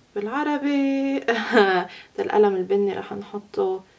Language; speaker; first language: Arabic; early bilingual, heritage; Arabic